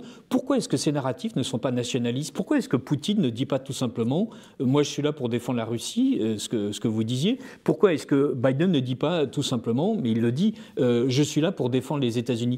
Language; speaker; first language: French; native; French